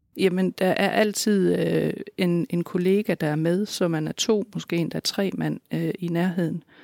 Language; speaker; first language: Danish; native; Danish